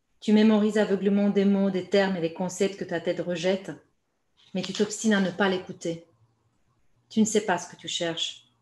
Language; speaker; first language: French; non-native, fluent; Romanian